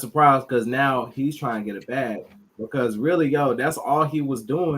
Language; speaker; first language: English; native; English